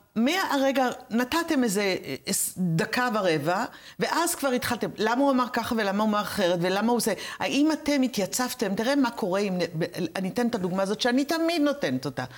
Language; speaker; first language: Hebrew; native; Hebrew